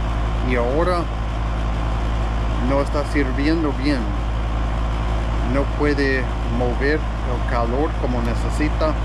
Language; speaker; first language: Spanish; non-native, fluent; English